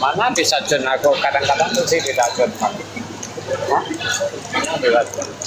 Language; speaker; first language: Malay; non-native, local second language; Hakka Chinese